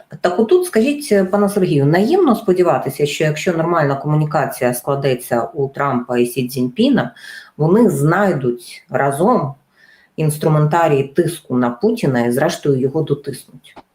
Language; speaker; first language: Ukrainian; native; Ukrainian